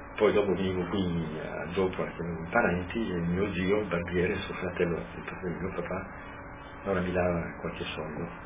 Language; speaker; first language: Italian; non-native, local second language; Friulian